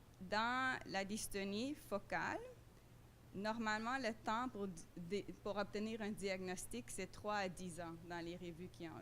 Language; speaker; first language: French; non-native, fluent; Dutch